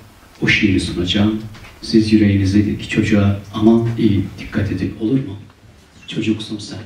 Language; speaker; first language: Turkish; native; Turkish